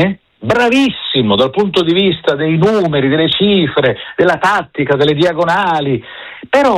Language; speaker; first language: Italian; native; Italian